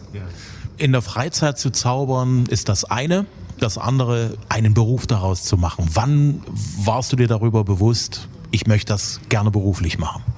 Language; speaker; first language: German; native; German